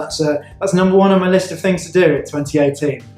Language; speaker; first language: English; native; English